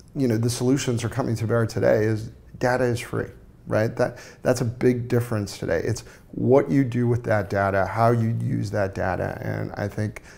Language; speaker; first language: English; native; English